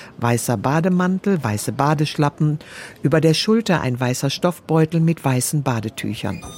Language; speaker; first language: German; native; German